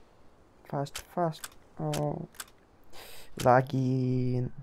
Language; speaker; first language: English; non-native, learner; Russian